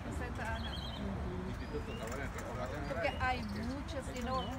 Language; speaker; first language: Spanish; non-native, learner; Vietnamese